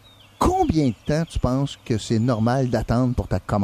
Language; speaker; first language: French; native; French